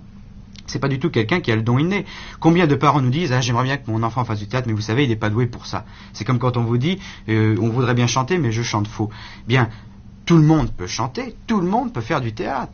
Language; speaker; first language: French; native; French